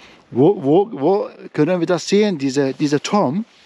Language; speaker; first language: German; non-native, learner; Turkish